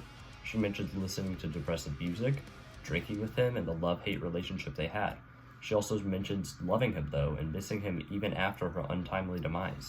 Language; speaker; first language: English; native; English